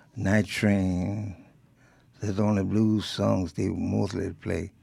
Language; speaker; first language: English; early bilingual, other home language; French